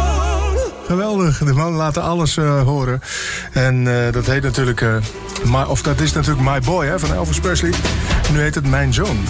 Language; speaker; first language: Dutch; native; Dutch